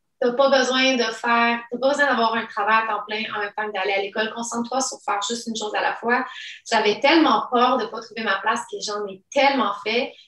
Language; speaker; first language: French; early bilingual, other home language; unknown